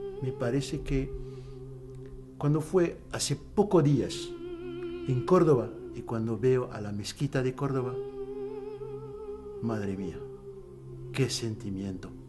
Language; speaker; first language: Spanish; non-native, fluent; Arabic